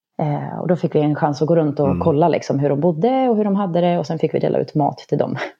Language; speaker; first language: Swedish; native; Swedish